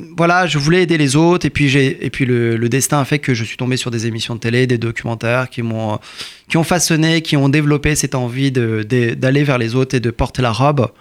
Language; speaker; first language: French; early bilingual, other home language; Persian